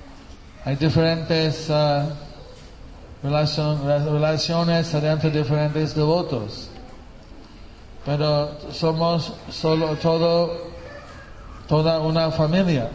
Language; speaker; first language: Spanish; non-native, fluent; English